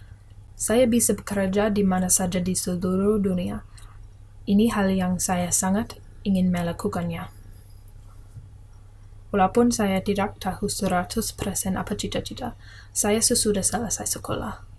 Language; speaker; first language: Indonesian; non-native, learner; English